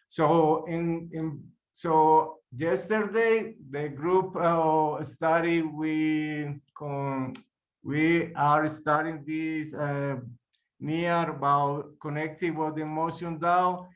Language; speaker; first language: English; non-native, learner; Spanish